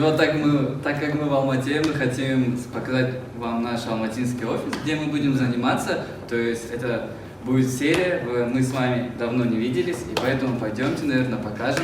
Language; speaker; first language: Russian; non-native, local second language; Kazakh